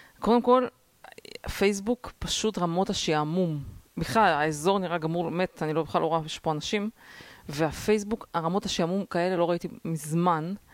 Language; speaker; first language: Hebrew; early bilingual, other home language; Russian